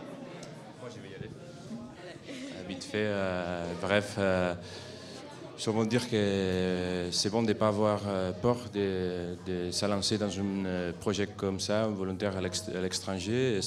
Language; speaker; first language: French; non-native, fluent; Catalan